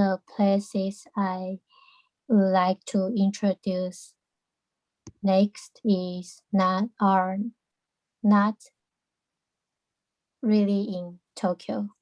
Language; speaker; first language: English; non-native, learner; Chinese